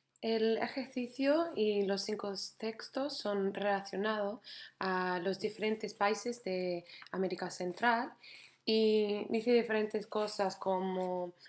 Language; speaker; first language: Spanish; non-native, fluent; English